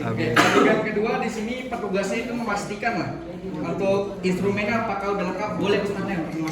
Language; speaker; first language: Indonesian; native; Indonesian